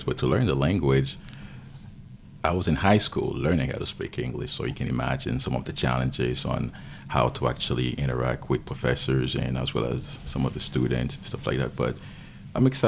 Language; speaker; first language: English; non-native, fluent; Haitian Creole